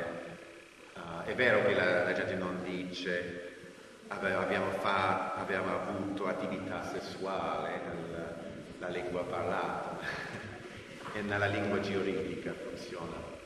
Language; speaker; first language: Italian; non-native, fluent; English